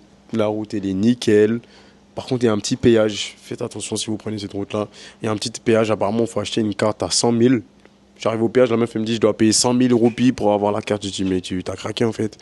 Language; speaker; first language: French; native; French